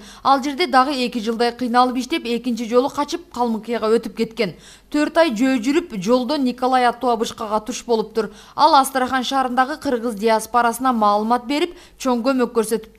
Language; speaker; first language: Kyrgyz; native; Kyrgyz